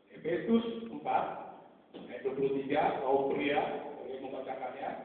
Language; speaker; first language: Indonesian; native; Indonesian